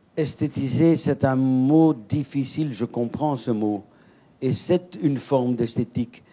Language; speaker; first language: French; native; French